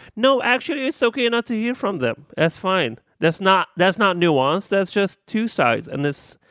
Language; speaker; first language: English; non-native, fluent; Arabic